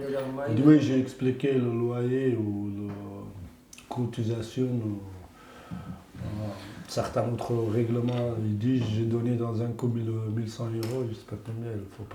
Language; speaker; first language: French; non-native, learner; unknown